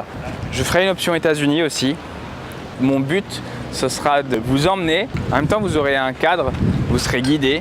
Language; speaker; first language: French; native; French